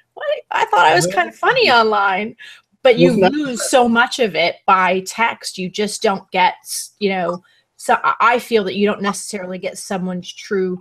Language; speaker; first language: English; native; English